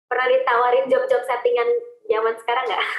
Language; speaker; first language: Indonesian; native; Indonesian